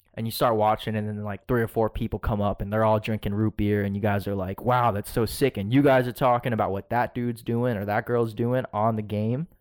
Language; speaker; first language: English; early bilingual, other home language; Filipino